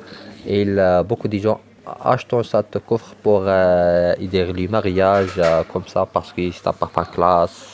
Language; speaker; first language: French; non-native, learner; Arabic